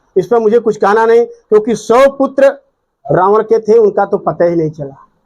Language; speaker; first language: Hindi; native; Hindi